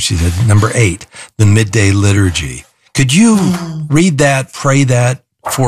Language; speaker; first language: English; native; English